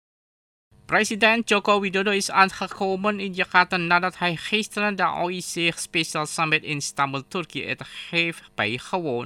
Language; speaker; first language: Dutch; non-native, fluent; Indonesian